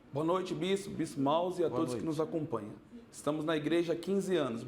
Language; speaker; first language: Portuguese; native; Portuguese